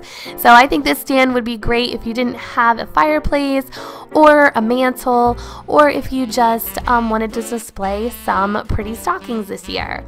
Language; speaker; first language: English; native; English